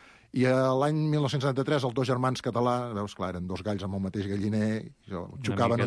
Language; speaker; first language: Catalan; native; Catalan